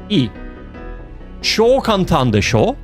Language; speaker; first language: Japanese; non-native, learner; English